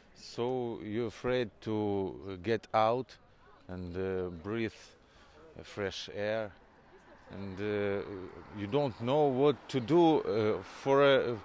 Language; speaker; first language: English; non-native, fluent; Norwegian